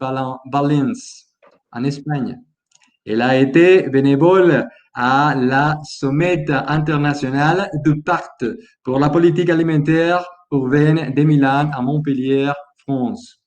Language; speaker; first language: French; non-native, learner; Spanish